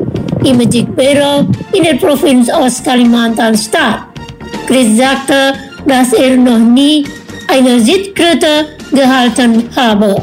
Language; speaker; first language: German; non-native, learner; Indonesian